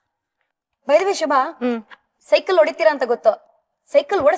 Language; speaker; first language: Kannada; native; Kannada